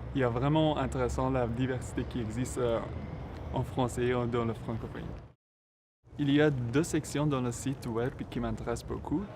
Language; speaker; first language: French; non-native, fluent; Persian